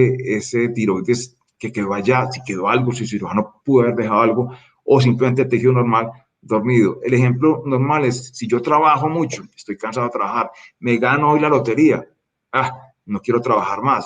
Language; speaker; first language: Spanish; native; Spanish